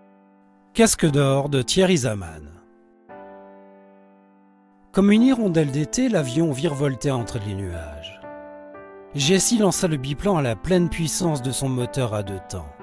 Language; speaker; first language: French; native; French